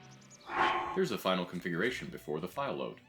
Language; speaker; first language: English; native; English